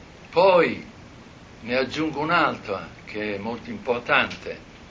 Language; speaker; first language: Italian; native; Italian